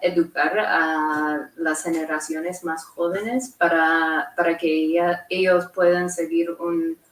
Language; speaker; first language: Spanish; non-native, fluent; English